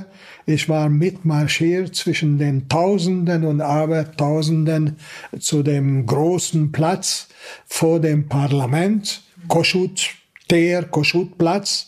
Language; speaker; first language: German; non-native, fluent; Hungarian